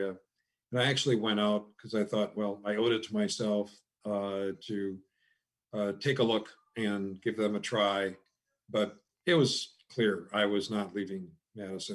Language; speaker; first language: English; native; English